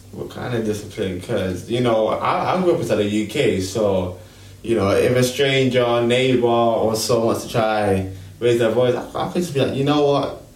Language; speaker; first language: English; early bilingual, other home language; Krio